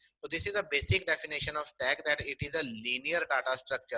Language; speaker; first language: English; non-native, local second language; Punjabi